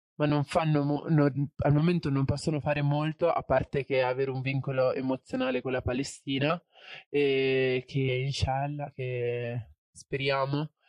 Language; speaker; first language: Italian; native; Italian